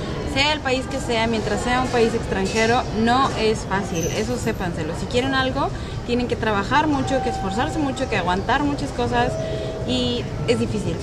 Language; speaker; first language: Spanish; native; Spanish